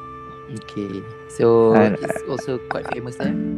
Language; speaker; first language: English; non-native, local second language; Malay